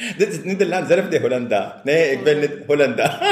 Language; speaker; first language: Dutch; non-native, learner; Arabic